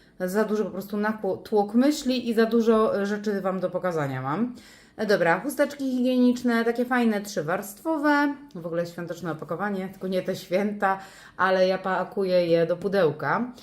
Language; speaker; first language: Polish; native; Polish